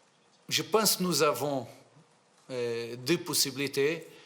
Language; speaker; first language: French; non-native, fluent; Portuguese